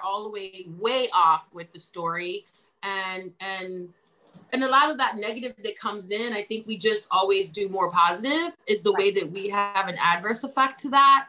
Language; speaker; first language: English; native; English